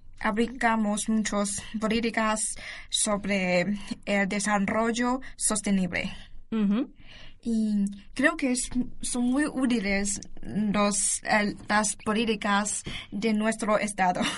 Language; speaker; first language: Spanish; non-native, learner; Chinese